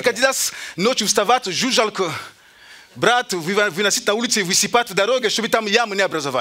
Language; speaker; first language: Russian; native; Russian